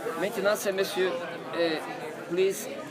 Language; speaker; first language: French; non-native, fluent; Portuguese